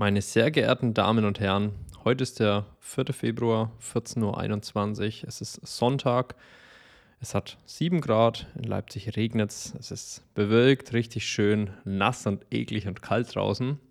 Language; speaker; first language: German; native; German